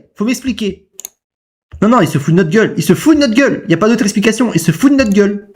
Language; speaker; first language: French; native; French